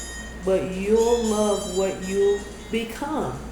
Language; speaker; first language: English; native; English